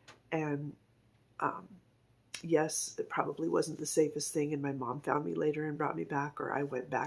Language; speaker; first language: English; native; English